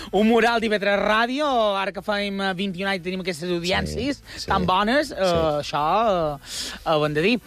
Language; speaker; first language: Catalan; native; Catalan